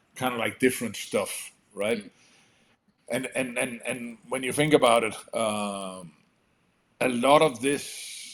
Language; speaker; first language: English; non-native, fluent; Danish